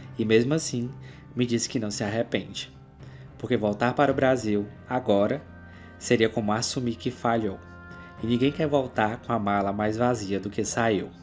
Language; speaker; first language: Portuguese; native; Portuguese